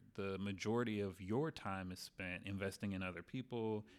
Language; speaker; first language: English; native; English